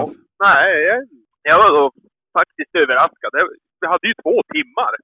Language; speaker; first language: Swedish; native; Swedish